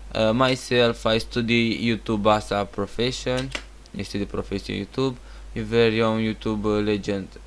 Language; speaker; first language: English; non-native, learner; Romanian